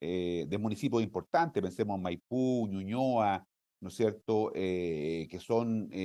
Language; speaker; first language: Spanish; native; Spanish